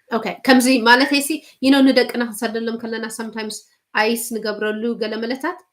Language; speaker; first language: Tigrinya; early bilingual, heritage; Tigrinya